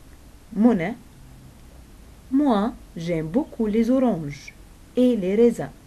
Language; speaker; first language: French; non-native, fluent; Arabic